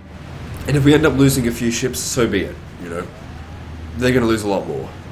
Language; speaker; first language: English; native; English